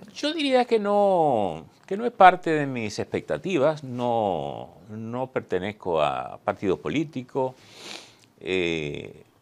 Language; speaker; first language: Spanish; native; Spanish